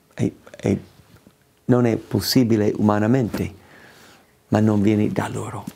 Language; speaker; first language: Italian; non-native, fluent; English